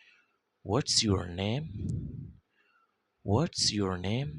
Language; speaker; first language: English; non-native, local second language; Urdu